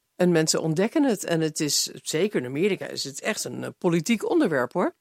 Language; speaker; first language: Dutch; non-native, fluent; English